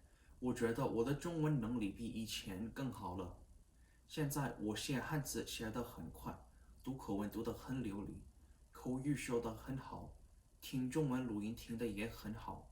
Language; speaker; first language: Chinese; non-native, learner; Korean